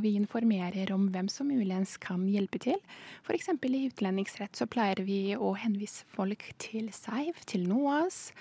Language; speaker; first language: Norwegian; non-native, fluent; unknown